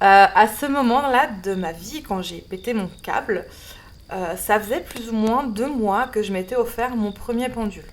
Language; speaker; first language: French; native; French